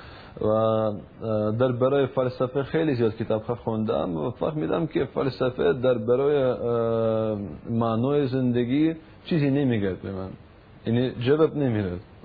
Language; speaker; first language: Persian; non-native, learner; Russian